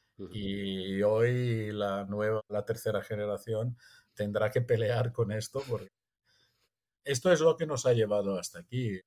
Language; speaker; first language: Spanish; non-native, fluent; Italian